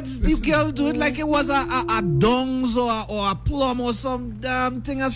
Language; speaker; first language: English; native; English